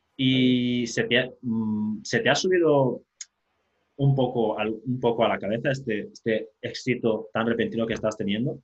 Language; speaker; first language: Spanish; non-native, local second language; Fang